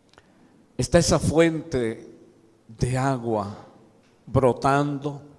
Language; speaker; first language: Spanish; native; Spanish